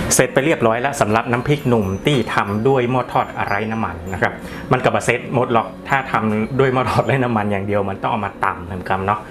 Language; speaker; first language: Thai; non-native, local second language; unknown